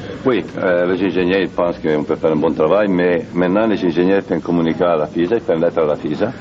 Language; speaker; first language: French; non-native, learner; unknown